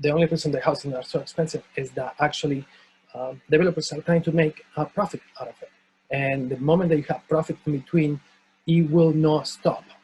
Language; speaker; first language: English; non-native, fluent; Spanish